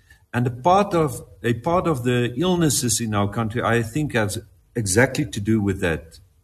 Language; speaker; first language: English; non-native, local second language; Afrikaans